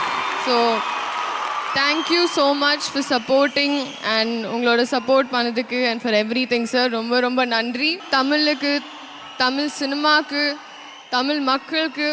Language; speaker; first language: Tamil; non-native, learner; Telugu